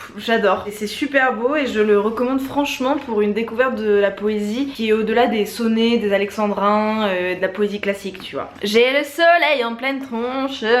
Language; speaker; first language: French; native; French